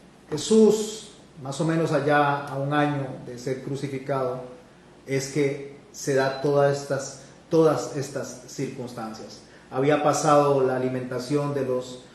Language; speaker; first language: Spanish; native; Spanish